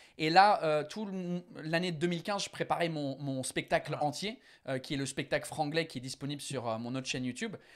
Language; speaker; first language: French; non-native, fluent; English